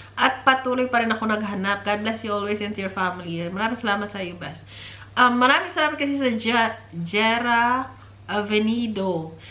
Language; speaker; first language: Filipino; non-native, local second language; Cebuano